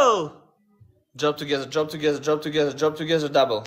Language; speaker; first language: English; non-native, learner; Russian